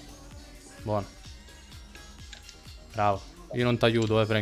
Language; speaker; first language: Italian; native; Italian